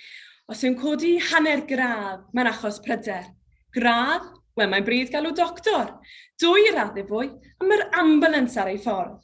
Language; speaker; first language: Welsh; native; Welsh